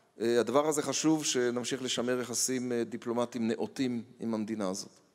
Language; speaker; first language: Hebrew; native; Hebrew